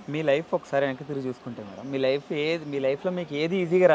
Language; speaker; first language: Telugu; native; Telugu